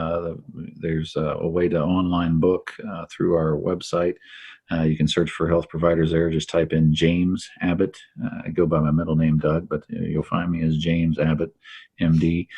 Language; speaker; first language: English; native; English